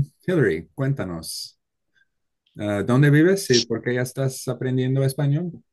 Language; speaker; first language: Spanish; non-native, learner; English